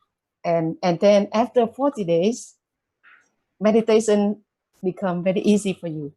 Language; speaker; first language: English; non-native, learner; Vietnamese